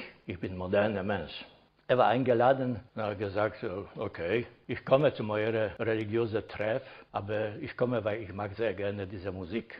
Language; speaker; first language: German; non-native, fluent; Polish